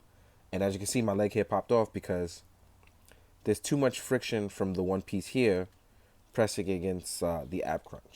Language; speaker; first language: English; native; English